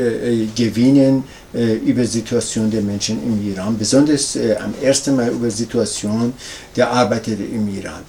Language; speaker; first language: German; non-native, learner; Persian